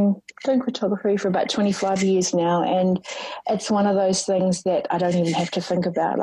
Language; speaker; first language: English; native; English